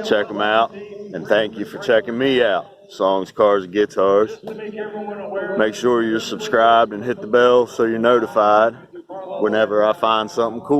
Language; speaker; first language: English; native; English